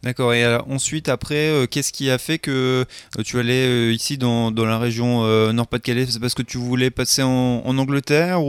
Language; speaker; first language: French; native; French